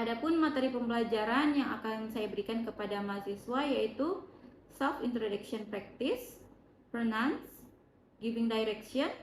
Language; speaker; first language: Indonesian; native; Indonesian